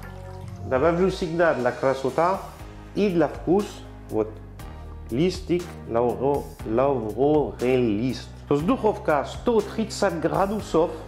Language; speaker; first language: Russian; non-native, learner; French